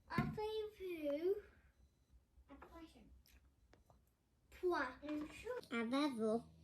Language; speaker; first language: French; non-native, learner; English